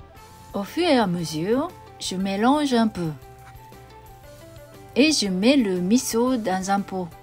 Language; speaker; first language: French; non-native, fluent; Japanese